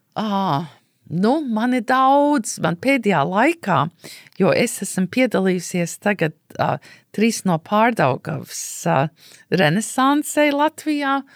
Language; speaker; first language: Latvian; early bilingual, heritage; Latvian